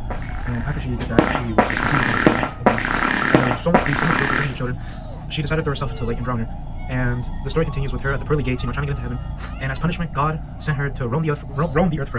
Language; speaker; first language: English; native; English